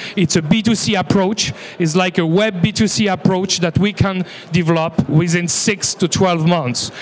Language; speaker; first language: English; non-native, fluent; French